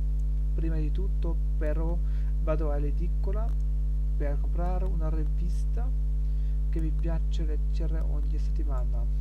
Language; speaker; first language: Italian; non-native, learner; German